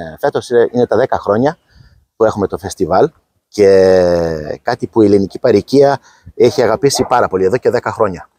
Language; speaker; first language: Greek; early bilingual, heritage; Greek